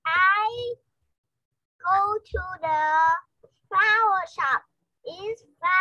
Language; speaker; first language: English; non-native, learner; Vietnamese